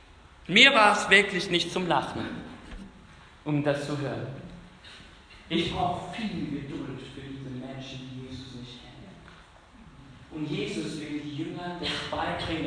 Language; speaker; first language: German; non-native, fluent; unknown